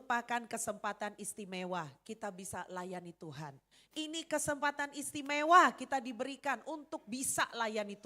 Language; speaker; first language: Indonesian; native; Indonesian